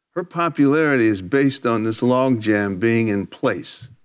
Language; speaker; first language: English; native; English